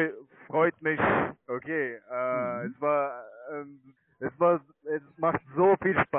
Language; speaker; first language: German; non-native, learner; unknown